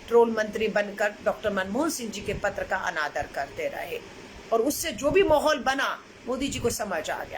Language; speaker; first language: Hindi; native; Hindi